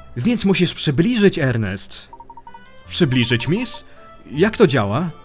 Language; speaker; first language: Polish; early bilingual, heritage; Polish